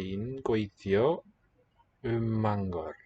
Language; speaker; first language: Welsh; non-native, learner; English